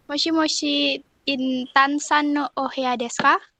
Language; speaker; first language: Japanese; non-native, learner; Indonesian